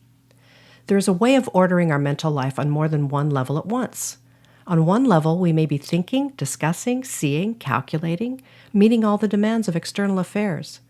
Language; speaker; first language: English; native; English